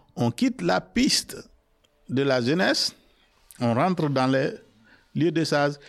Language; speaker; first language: French; non-native, local second language; Mandingo